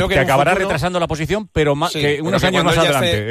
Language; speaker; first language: Spanish; native; Spanish